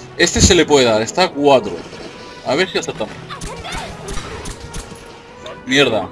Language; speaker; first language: Spanish; native; Spanish